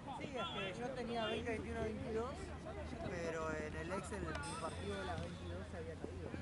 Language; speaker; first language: Spanish; native; Spanish